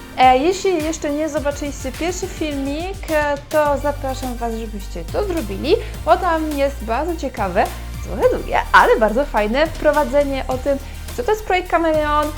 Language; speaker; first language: Polish; non-native, fluent; French